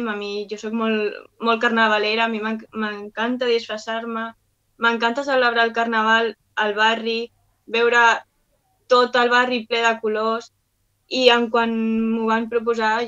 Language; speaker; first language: Catalan; non-native, local second language; Spanish